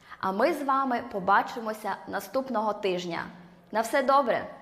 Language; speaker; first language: Ukrainian; native; Ukrainian